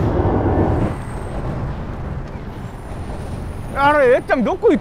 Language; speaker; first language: Japanese; non-native, fluent; Korean